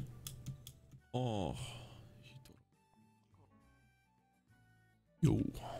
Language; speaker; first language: Japanese; non-native, learner; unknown